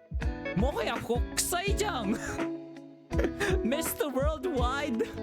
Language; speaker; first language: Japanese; non-native, fluent; English